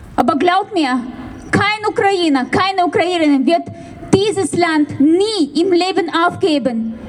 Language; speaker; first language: German; non-native, fluent; Ukrainian